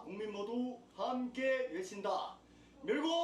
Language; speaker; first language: Korean; native; Korean